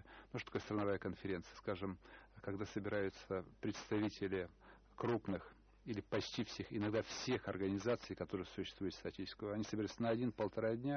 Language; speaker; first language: Russian; native; Russian